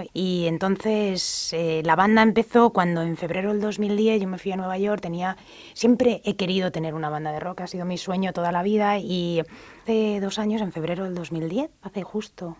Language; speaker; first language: Spanish; native; Spanish